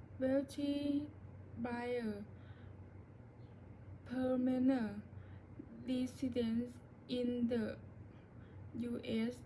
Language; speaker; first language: English; non-native, learner; Thai